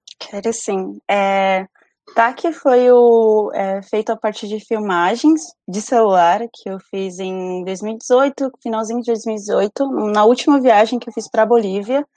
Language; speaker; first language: Portuguese; early bilingual, other home language; Spanish